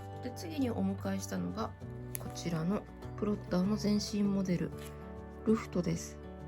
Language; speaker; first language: Japanese; native; Japanese